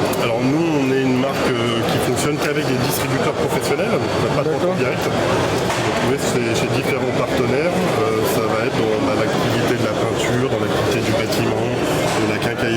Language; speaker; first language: French; native; French